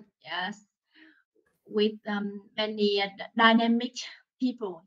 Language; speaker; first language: English; non-native, learner; Vietnamese